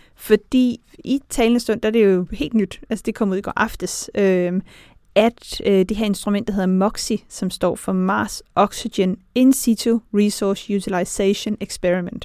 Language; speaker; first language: Danish; native; Danish